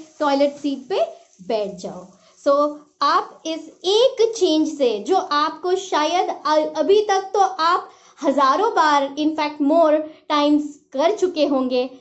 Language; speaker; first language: Hindi; non-native, local second language; Marathi